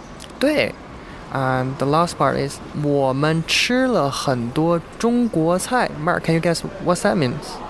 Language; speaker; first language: English; non-native, fluent; Chinese